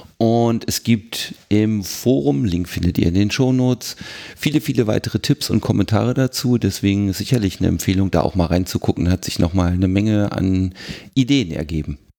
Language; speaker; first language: German; native; German